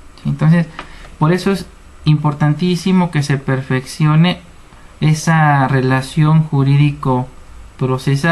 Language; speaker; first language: Spanish; native; Spanish